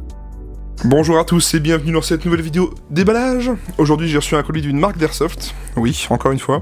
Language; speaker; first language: French; native; French